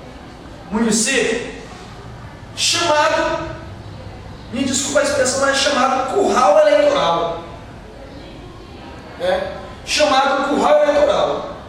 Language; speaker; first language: Portuguese; native; Portuguese